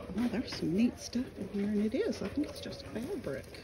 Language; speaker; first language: English; native; English